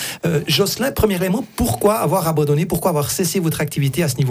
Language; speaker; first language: French; native; French